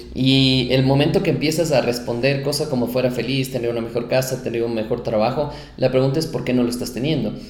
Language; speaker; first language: Spanish; native; Spanish